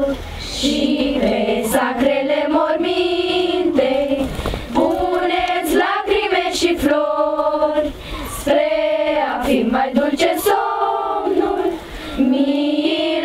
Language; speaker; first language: Romanian; native; Romanian